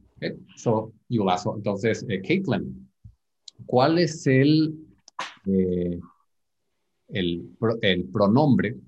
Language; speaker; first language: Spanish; native; Spanish